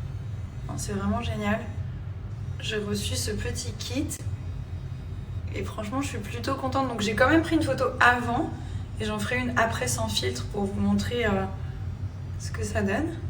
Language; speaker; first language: French; native; French